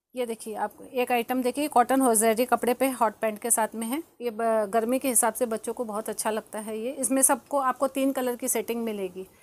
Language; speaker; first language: Hindi; native; Hindi